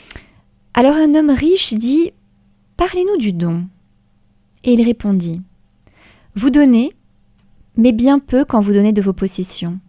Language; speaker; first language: French; native; French